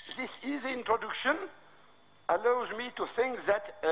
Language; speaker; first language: English; non-native, fluent; French